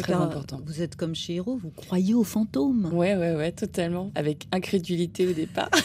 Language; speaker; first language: French; native; French